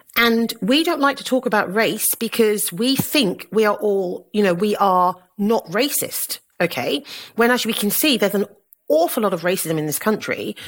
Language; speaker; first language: English; native; English